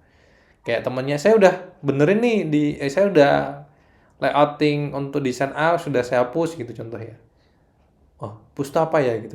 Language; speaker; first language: Indonesian; native; Indonesian